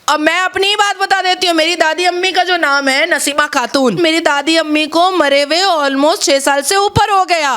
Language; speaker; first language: Hindi; native; Hindi